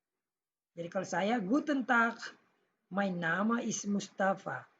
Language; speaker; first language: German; non-native, learner; Indonesian